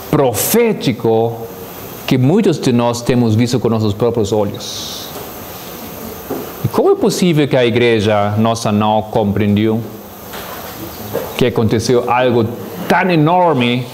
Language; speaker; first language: Portuguese; non-native, fluent; Spanish